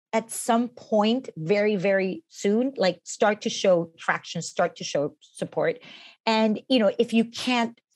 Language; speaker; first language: English; non-native, fluent; Spanish